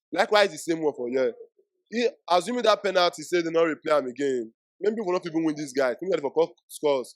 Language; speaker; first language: Nigerian Pidgin; native; Nigerian Pidgin